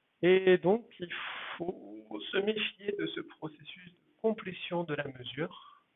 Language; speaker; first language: French; native; French